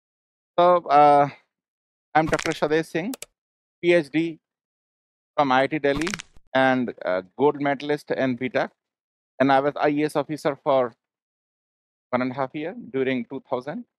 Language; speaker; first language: English; non-native, local second language; Hindi